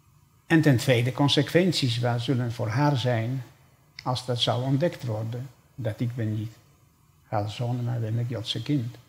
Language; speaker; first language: Dutch; non-native, fluent; Polish